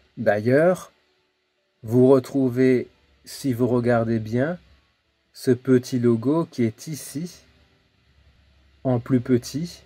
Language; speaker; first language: French; native; French